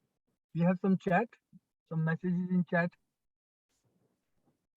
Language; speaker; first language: English; non-native, local second language; Hindi